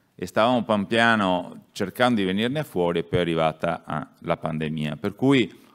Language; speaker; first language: Italian; native; Italian